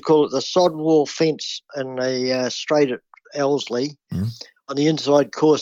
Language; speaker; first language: English; native; English